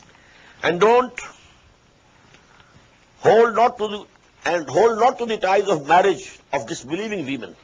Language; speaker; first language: English; non-native, local second language; Urdu